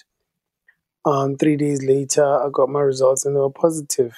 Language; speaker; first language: English; non-native, local second language; Tswana